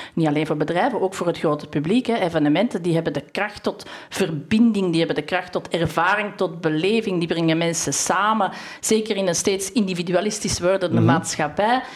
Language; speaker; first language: Dutch; native; Dutch